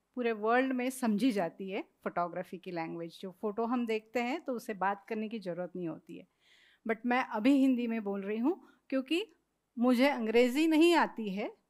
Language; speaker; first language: Hindi; non-native, local second language; Marathi